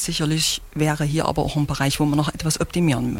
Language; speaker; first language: German; native; German